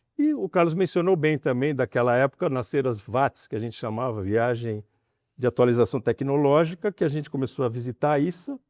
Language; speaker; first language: Portuguese; native; Portuguese